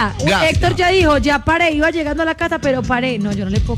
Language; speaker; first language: Spanish; native; Spanish